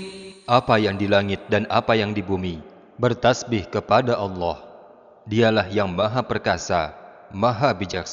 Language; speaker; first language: Indonesian; native; Indonesian